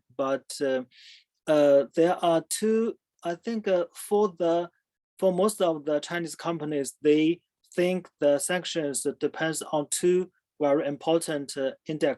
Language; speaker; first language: English; non-native, fluent; Chinese